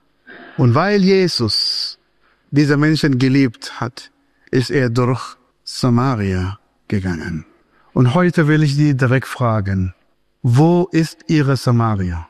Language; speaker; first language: German; non-native, fluent; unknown